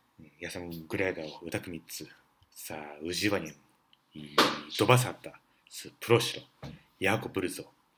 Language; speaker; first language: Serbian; non-native, learner; Japanese